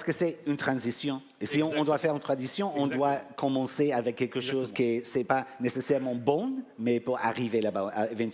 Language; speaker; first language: French; non-native, fluent; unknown